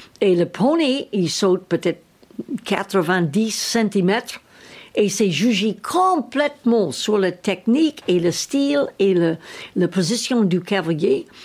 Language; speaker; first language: French; non-native, learner; English